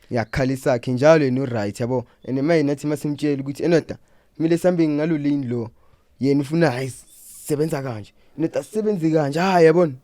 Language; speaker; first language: Zulu; non-native, local second language; Southern Sotho